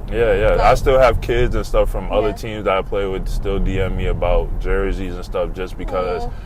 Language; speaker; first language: English; native; English